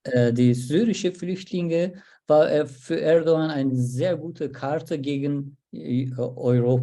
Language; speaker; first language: German; non-native, learner; Turkish